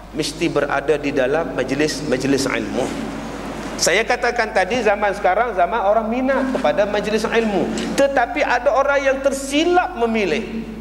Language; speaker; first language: Malay; native; Malay